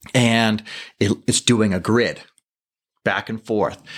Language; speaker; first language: English; native; English